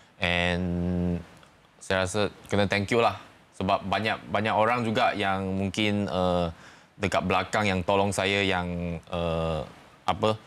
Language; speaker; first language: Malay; non-native, local second language; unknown